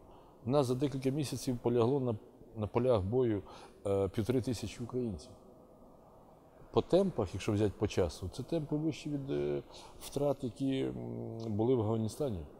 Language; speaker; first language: Ukrainian; native; Ukrainian